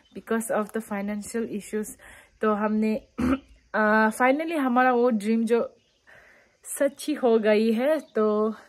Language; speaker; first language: Hindi; non-native, local second language; Tibetan